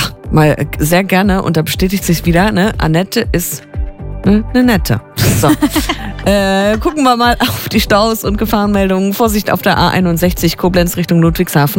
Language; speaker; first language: German; native; German